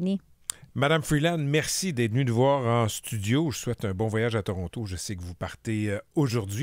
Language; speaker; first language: French; native; French